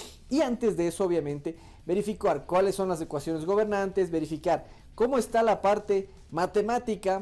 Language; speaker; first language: Spanish; native; Spanish